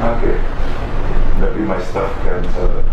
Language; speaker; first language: English; non-native, learner; Indonesian